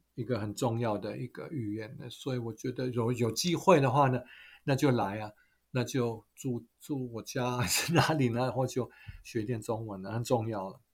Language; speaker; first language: Chinese; non-native, fluent; German